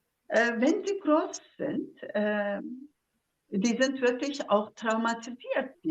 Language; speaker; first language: German; non-native, fluent; Zaza